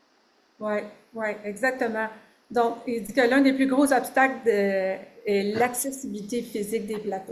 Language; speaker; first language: French; native; French